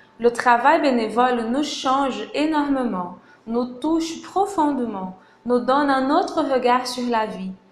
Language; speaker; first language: French; non-native, fluent; Portuguese